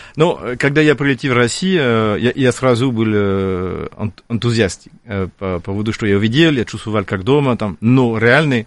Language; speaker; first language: Russian; non-native, fluent; French